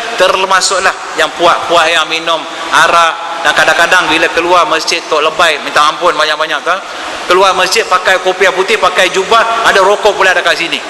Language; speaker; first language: Malay; non-native, local second language; Tamil